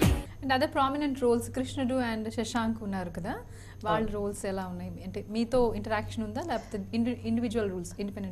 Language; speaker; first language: Telugu; native; Telugu